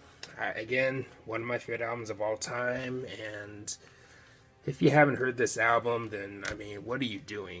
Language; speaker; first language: English; native; English